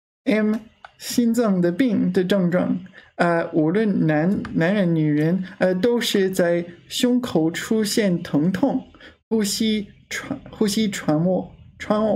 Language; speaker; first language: Chinese; non-native, learner; English